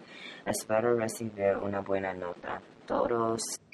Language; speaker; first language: Spanish; non-native, learner; English